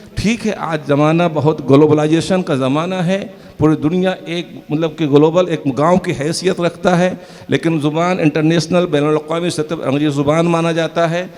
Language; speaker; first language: Urdu; native; Urdu